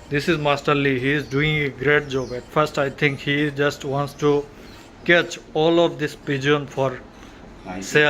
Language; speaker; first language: English; non-native, learner; Bangla